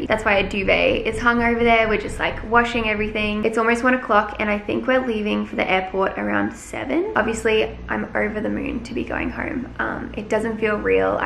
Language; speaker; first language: English; native; English